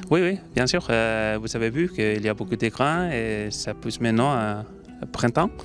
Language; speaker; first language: French; non-native, learner; Spanish